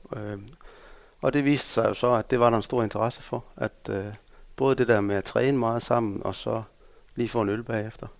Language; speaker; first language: Danish; native; Danish